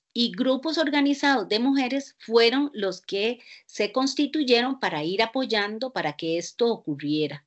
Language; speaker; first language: Spanish; native; Spanish